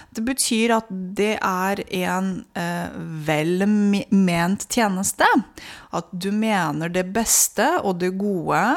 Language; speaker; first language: Norwegian; non-native, fluent; Romanian